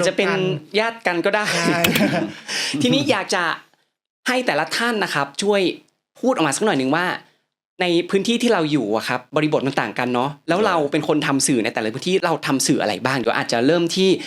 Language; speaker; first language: Thai; native; Thai